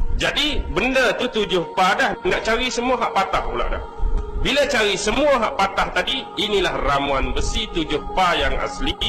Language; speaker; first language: Malay; native; Malay